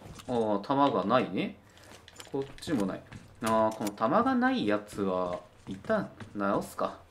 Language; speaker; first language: Japanese; native; Japanese